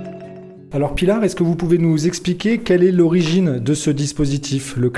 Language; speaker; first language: French; native; French